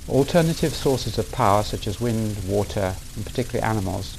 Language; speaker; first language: English; native; English